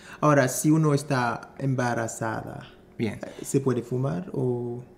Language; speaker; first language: Spanish; non-native, fluent; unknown